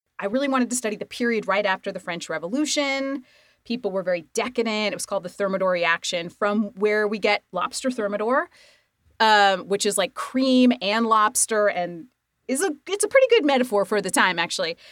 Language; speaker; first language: English; native; English